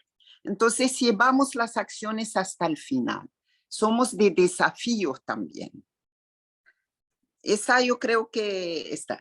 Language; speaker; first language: Spanish; non-native, fluent; Arabic